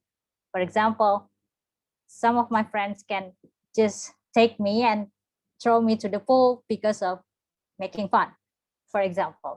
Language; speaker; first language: English; non-native, fluent; Indonesian